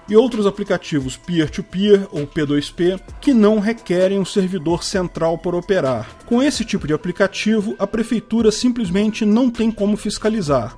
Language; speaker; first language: Portuguese; native; Portuguese